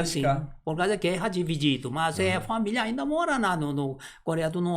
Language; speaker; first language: Portuguese; non-native, learner; Korean